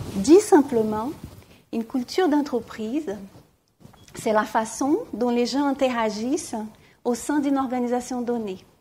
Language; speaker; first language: French; non-native, fluent; Portuguese